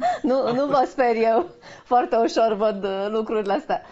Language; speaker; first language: Romanian; native; Romanian